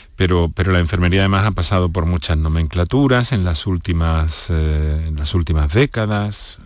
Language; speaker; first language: Spanish; native; Spanish